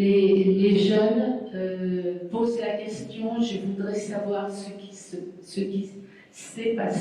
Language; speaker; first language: French; non-native, fluent; Spanish